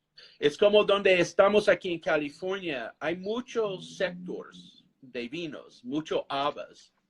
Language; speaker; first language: Spanish; non-native, fluent; English